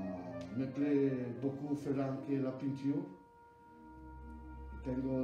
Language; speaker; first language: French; non-native, learner; Italian